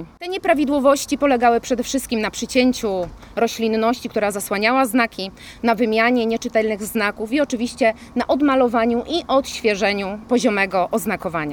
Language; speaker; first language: Polish; native; Polish